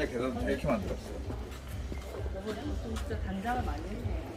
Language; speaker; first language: Korean; non-native, fluent; Thai